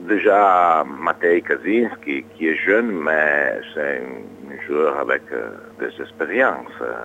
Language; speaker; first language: French; non-native, learner; Italian